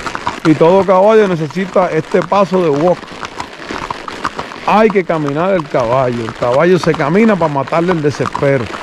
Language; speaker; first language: Spanish; native; Spanish